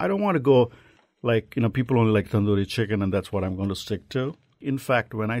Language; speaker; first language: English; non-native, local second language; Telugu